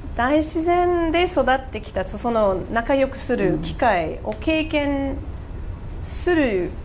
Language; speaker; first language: Japanese; non-native, fluent; English